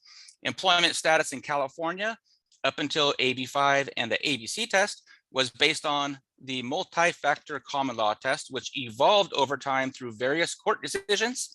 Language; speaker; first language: English; native; English